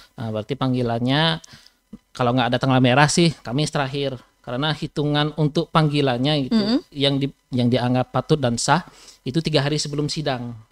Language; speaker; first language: Indonesian; native; Indonesian